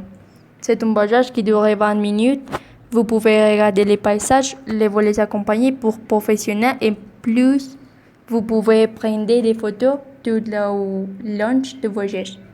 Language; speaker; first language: French; non-native, learner; Spanish